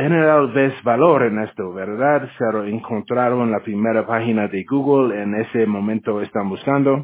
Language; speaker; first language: Spanish; non-native, learner; English